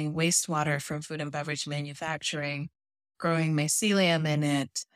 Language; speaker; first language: English; native; English